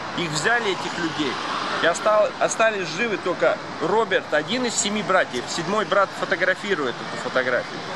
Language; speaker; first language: Russian; non-native, local second language; Latvian